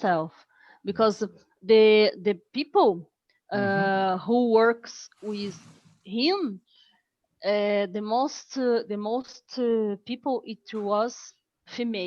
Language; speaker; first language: English; non-native, learner; Portuguese